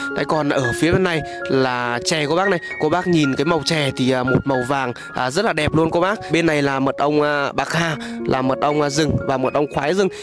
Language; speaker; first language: Vietnamese; native; Vietnamese